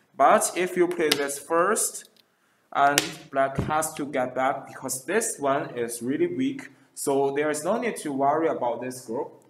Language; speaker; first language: English; non-native, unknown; Chinese